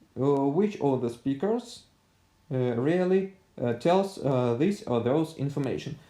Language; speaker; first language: English; non-native, fluent; Russian